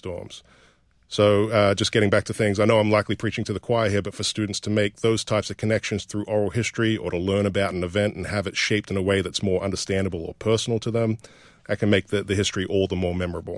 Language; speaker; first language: English; native; English